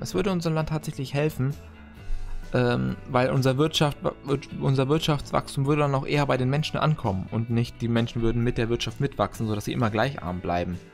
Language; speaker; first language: German; native; German